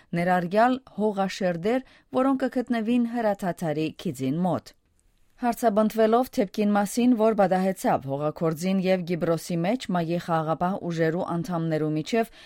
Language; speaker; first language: Armenian; early bilingual, heritage; Armenian